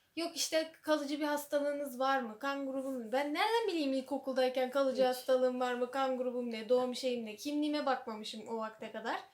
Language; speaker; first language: Turkish; native; Turkish